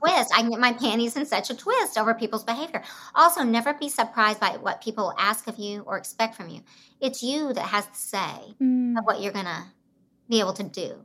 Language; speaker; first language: English; native; English